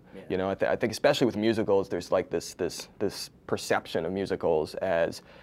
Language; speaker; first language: English; native; English